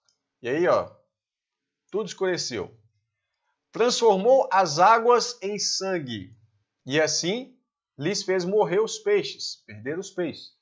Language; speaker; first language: Portuguese; native; Portuguese